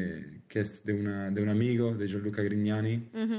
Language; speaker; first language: Spanish; non-native, learner; Italian